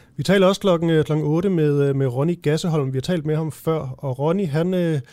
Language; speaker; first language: Danish; native; Danish